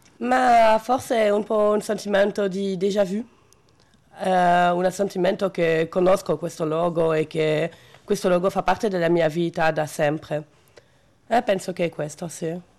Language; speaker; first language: Italian; early bilingual, heritage; French